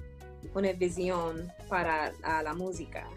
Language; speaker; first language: Spanish; non-native, learner; English